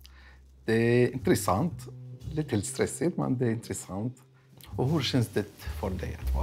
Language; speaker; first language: Swedish; non-native, learner; Arabic